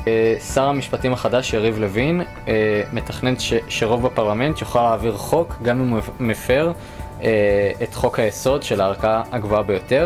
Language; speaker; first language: Hebrew; native; Hebrew